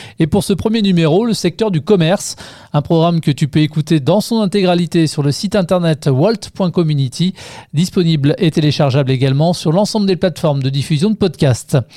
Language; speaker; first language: French; native; French